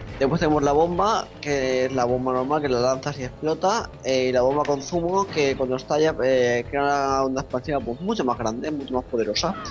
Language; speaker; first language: Spanish; native; Spanish